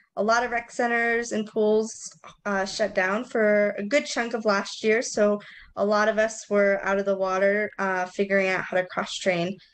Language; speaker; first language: English; native; English